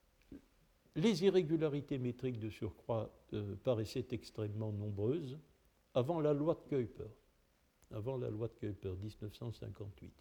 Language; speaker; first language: French; native; French